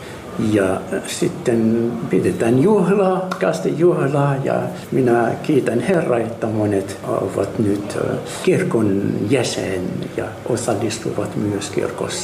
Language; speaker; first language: Finnish; non-native, fluent; Arabic